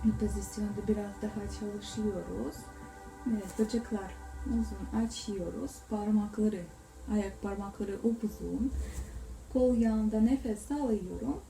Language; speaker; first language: Turkish; non-native, learner; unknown